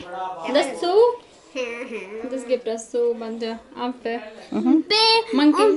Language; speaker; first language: German; non-native, learner; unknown